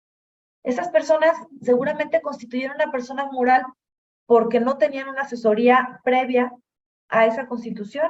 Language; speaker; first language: Spanish; native; Spanish